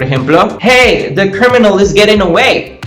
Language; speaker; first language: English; non-native, fluent; Spanish